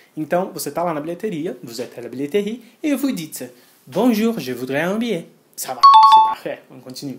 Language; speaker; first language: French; non-native, fluent; Portuguese